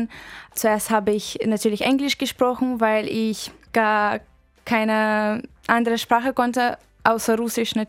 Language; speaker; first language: German; non-native, fluent; Russian